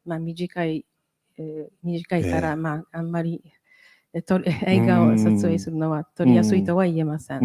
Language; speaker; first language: Japanese; non-native, fluent; Polish